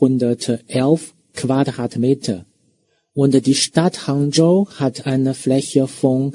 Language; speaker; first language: German; non-native, fluent; Chinese